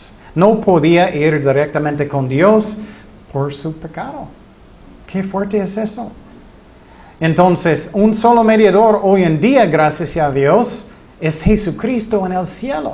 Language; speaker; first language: Spanish; non-native, fluent; English